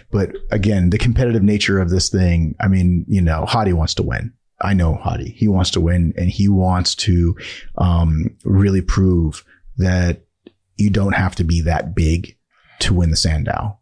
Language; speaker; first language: English; early bilingual, other home language; Persian